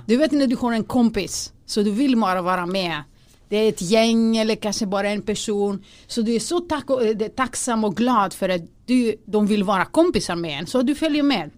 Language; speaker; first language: Swedish; non-native, fluent; Greek